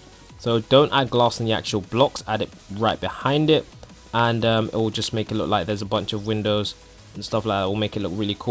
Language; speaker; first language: English; native; English